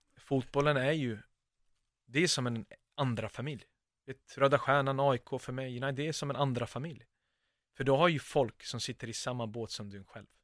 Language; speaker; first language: Swedish; early bilingual, other home language; Serbian